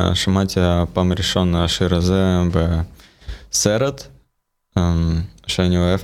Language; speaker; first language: Hebrew; non-native, learner; Russian